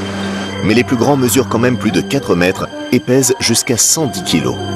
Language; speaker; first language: French; native; French